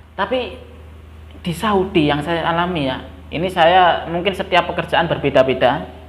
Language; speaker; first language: Indonesian; non-native, local second language; Javanese